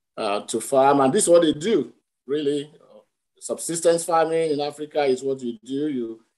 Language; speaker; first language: English; non-native, local second language; Yoruba